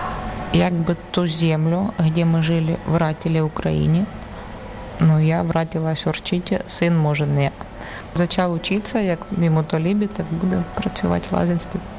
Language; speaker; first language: Czech; non-native, learner; Ukrainian